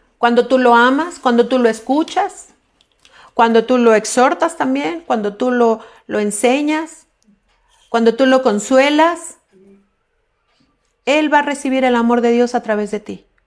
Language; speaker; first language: Spanish; native; Spanish